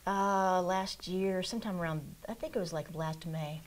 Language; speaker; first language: English; native; English